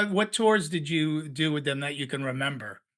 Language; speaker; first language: English; native; English